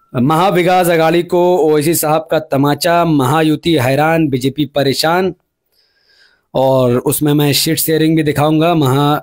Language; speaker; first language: Hindi; non-native, local second language; Urdu